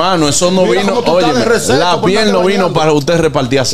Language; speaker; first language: Spanish; native; Spanish